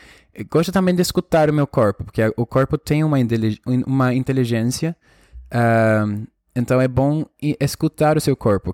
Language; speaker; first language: Portuguese; non-native, fluent; Spanish